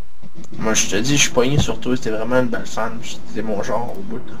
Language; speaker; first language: French; native; French